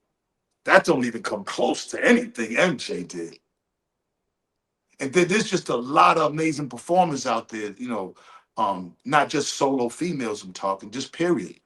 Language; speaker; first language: English; native; English